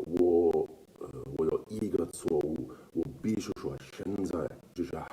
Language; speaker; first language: Chinese; non-native, learner; English